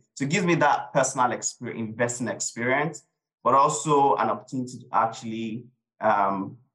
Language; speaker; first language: English; non-native, local second language; Yoruba